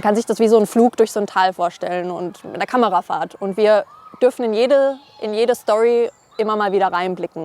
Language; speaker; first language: German; native; German